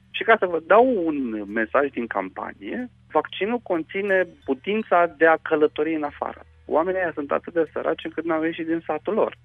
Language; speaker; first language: Romanian; non-native, local second language; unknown